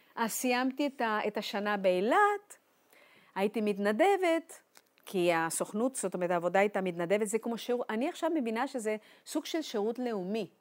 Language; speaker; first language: Hebrew; non-native, fluent; Spanish